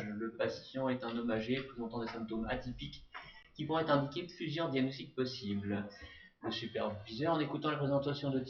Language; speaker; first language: French; native; French